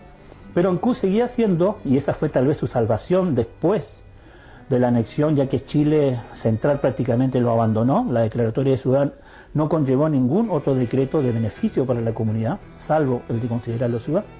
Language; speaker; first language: Spanish; native; Spanish